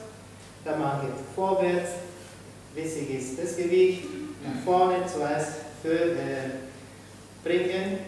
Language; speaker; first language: German; non-native, fluent; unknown